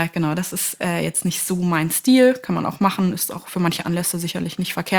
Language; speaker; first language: German; native; German